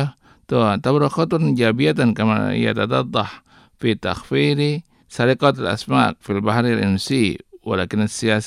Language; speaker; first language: Arabic; non-native, fluent; Indonesian